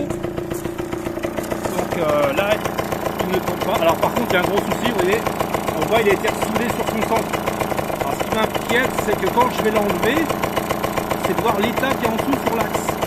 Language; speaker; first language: French; native; French